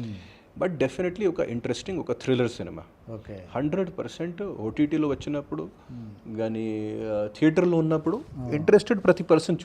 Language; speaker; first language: Telugu; non-native, fluent; Hindi